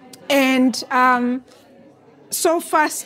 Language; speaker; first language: English; non-native, fluent; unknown